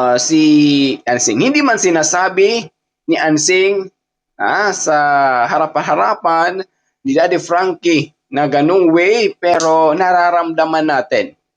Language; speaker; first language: Filipino; non-native, local second language; Waray